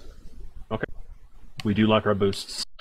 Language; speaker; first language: English; native; English